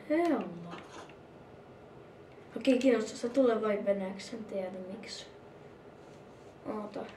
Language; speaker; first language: Finnish; early bilingual, other home language; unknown